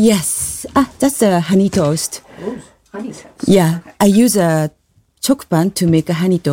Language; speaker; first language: English; non-native, fluent; Japanese